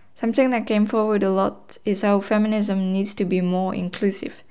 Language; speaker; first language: English; non-native, fluent; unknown